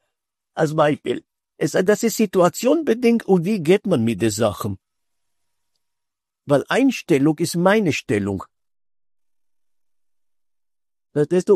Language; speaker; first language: German; non-native, fluent; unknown